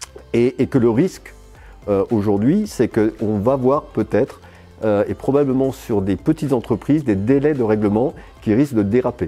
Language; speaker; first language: French; native; French